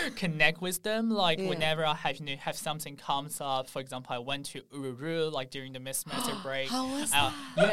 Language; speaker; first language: English; non-native, fluent; Chinese